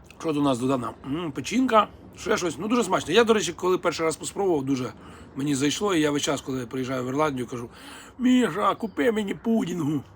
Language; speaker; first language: Ukrainian; native; Ukrainian